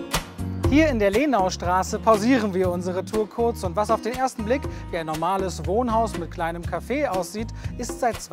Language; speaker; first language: German; native; German